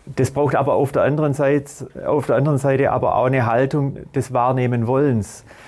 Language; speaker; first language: German; native; German